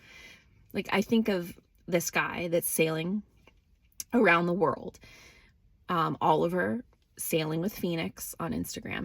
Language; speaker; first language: English; native; English